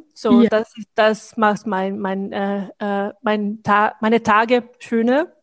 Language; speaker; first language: German; non-native, fluent; Bosnian